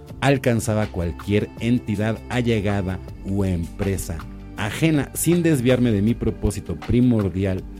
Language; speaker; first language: Spanish; native; Spanish